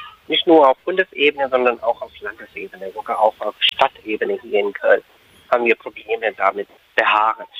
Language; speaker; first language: German; non-native, fluent; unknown